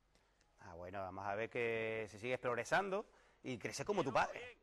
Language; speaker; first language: Spanish; native; Spanish